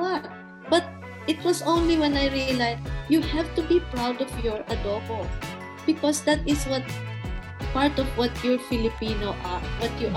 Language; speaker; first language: English; non-native, local second language; Filipino